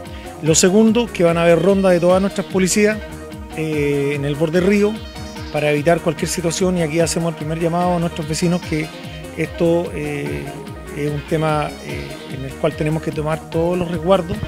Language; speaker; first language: Spanish; native; Spanish